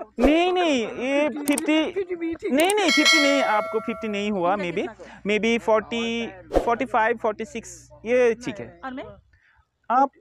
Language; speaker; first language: Hindi; non-native, learner; Bangla